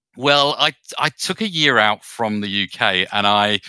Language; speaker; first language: English; native; English